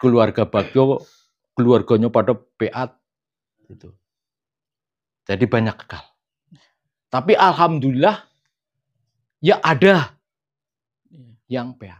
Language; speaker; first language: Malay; non-native, local second language; Javanese